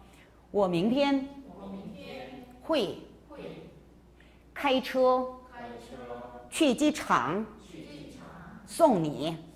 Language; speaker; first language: Chinese; non-native, fluent; Korean